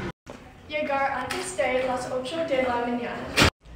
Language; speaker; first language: Spanish; non-native, learner; English